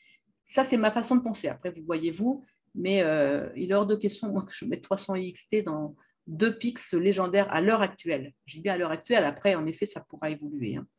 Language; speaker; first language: French; native; French